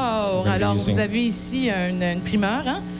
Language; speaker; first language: French; native; French